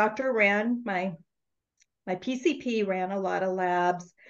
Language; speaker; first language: English; native; English